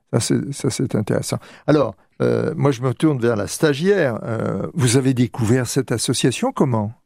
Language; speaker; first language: French; native; French